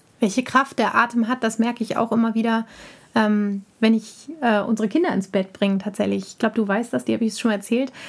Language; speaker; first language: German; native; German